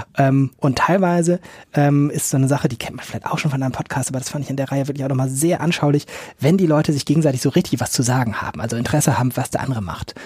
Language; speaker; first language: German; native; German